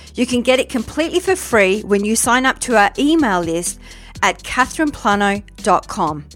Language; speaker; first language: English; early bilingual, other home language; French